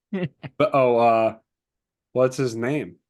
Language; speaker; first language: English; native; English